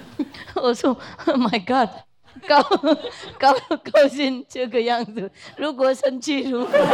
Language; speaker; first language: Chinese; non-native, fluent; Vietnamese